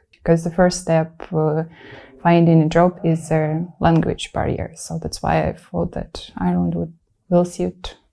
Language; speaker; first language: English; non-native, fluent; Ukrainian